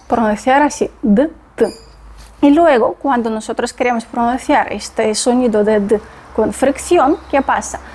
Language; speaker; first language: Spanish; non-native, fluent; Russian